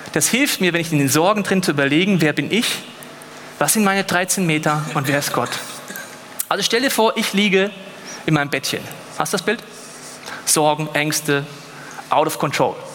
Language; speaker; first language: German; native; German